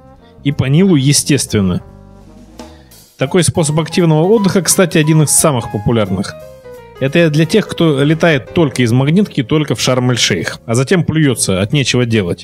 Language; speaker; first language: Russian; native; Russian